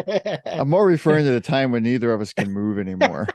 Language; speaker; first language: English; native; English